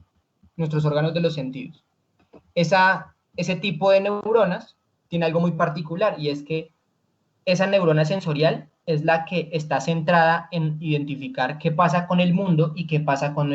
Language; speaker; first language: Spanish; native; Spanish